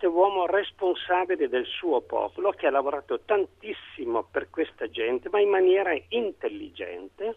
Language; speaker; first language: Italian; native; Italian